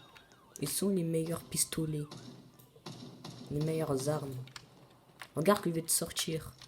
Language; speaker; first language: French; native; French